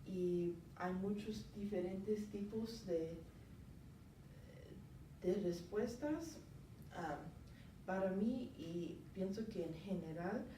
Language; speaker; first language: Spanish; non-native, learner; English